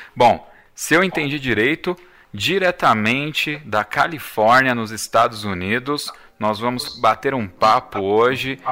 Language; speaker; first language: Portuguese; native; Portuguese